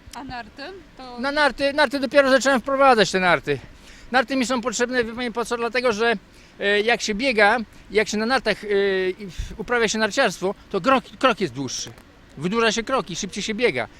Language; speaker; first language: Polish; native; Polish